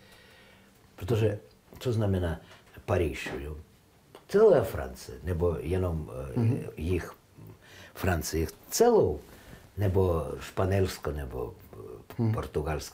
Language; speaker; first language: Czech; non-native, learner; Russian